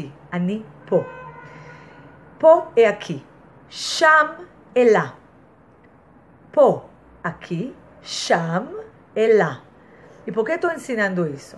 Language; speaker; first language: Portuguese; non-native, fluent; Hebrew